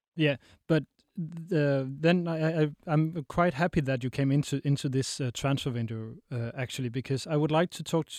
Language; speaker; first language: English; non-native, fluent; Danish